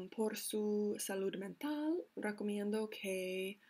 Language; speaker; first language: Spanish; non-native, learner; English